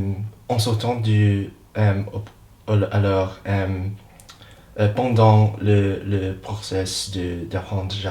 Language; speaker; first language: French; non-native, learner; English